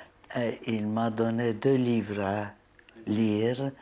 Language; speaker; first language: French; non-native, fluent; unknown